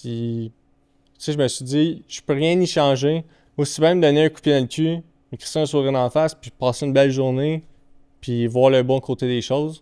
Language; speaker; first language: French; native; French